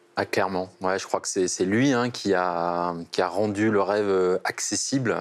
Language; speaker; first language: French; native; French